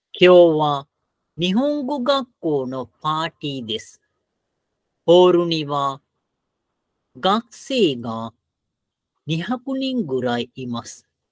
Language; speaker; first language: Japanese; non-native, fluent; Sinhala